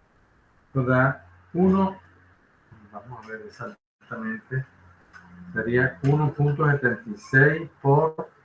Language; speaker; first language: Spanish; native; Spanish